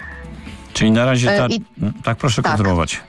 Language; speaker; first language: Polish; native; Polish